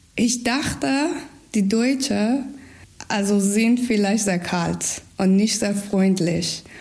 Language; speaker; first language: German; non-native, learner; Persian